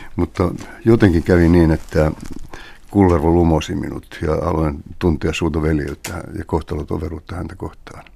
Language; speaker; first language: Finnish; native; Finnish